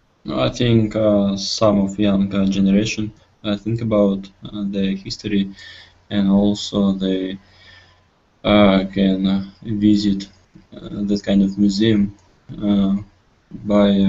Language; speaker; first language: English; non-native, learner; Russian